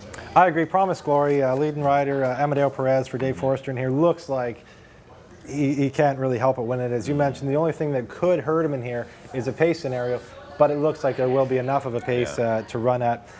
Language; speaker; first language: English; native; English